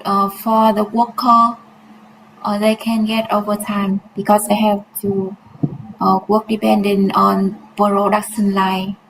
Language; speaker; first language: English; non-native, learner; Vietnamese